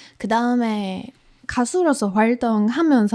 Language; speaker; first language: Korean; non-native, fluent; Polish